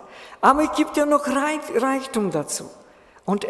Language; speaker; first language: German; non-native, fluent; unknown